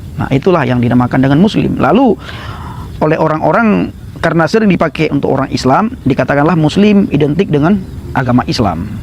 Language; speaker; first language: Indonesian; non-native, local second language; Achinese